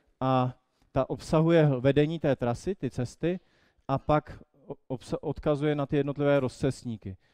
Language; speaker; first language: Czech; native; Czech